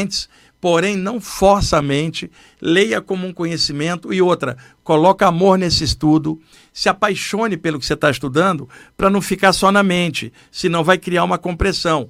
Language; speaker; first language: Portuguese; native; Portuguese